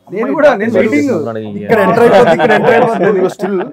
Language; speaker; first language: Telugu; native; Telugu